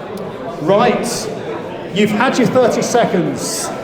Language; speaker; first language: English; native; English